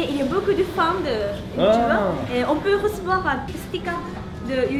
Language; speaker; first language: French; non-native, learner; Japanese